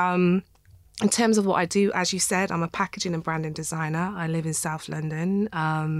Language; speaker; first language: English; native; English